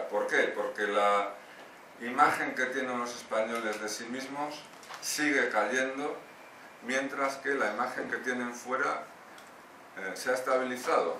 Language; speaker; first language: Spanish; native; Spanish